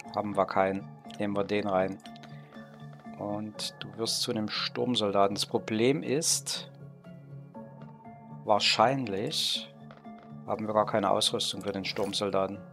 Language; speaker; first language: German; native; German